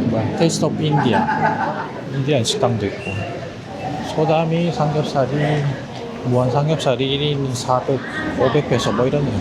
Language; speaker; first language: Korean; native; Korean